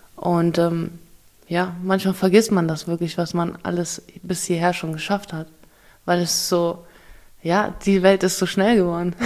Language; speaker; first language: German; early bilingual, other home language; Russian